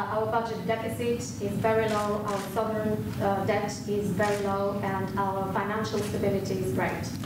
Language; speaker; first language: English; non-native, fluent; Bulgarian